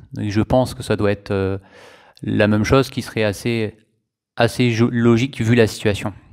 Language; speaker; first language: French; native; French